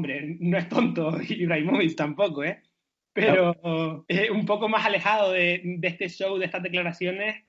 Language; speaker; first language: Spanish; native; Spanish